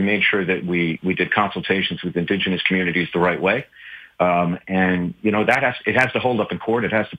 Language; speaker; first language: English; native; English